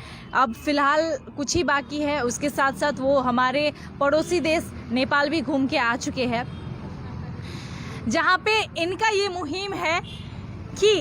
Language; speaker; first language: Hindi; native; Hindi